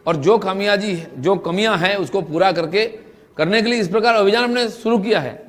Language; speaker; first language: Hindi; non-native, local second language; Bangla